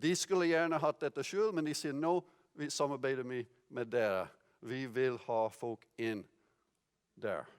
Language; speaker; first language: Norwegian; non-native, fluent; English